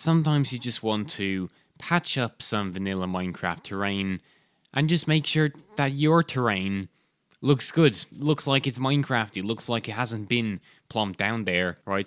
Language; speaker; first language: English; native; English